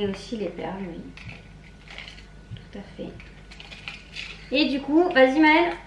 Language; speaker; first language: French; native; French